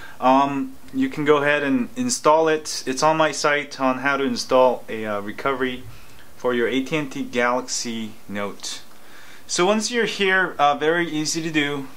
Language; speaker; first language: English; native; English